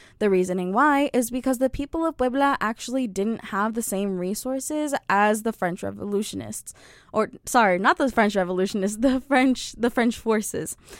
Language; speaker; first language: English; early bilingual, other home language; Spanish